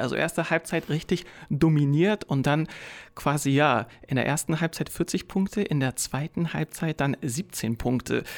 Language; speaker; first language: German; native; German